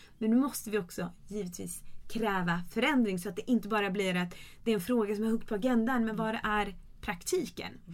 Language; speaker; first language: Swedish; early bilingual, other home language; Kurdish